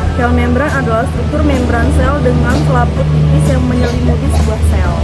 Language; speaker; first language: Indonesian; native; Indonesian